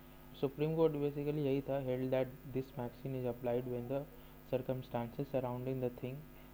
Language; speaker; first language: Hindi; native; Hindi